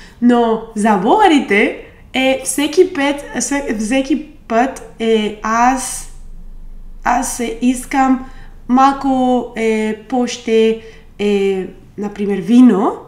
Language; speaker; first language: Bulgarian; non-native, learner; Spanish